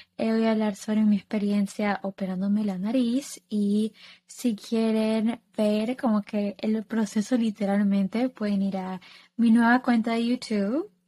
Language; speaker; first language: Spanish; early bilingual, heritage; Spanish